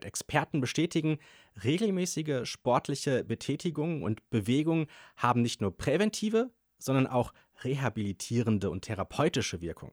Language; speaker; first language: German; native; German